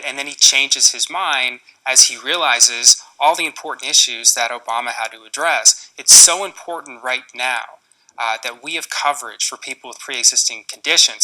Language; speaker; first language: English; native; English